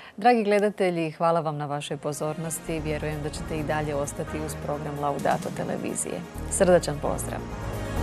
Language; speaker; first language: Croatian; native; Croatian